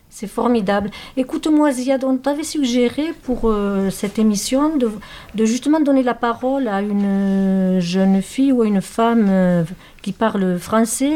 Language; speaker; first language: French; native; French